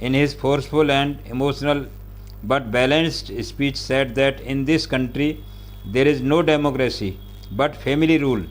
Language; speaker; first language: English; non-native, local second language; Hindi